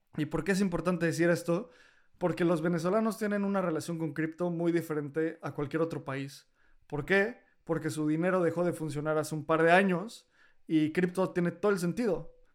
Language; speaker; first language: Spanish; native; Spanish